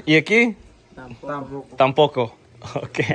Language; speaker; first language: Spanish; non-native, learner; English